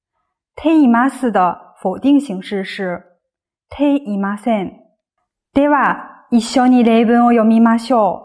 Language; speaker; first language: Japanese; non-native, fluent; Chinese